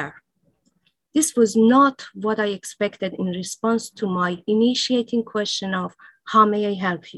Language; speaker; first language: English; non-native, fluent; Persian